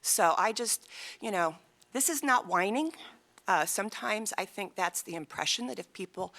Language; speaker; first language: English; native; English